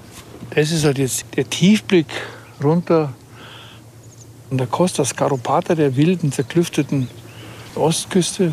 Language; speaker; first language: German; native; German